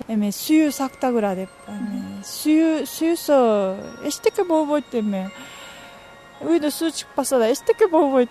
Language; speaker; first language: Kyrgyz; non-native, learner; Japanese